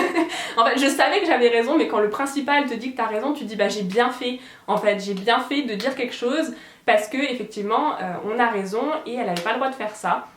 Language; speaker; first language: French; native; French